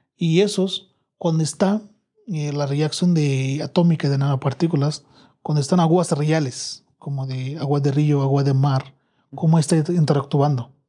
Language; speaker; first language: Spanish; non-native, fluent; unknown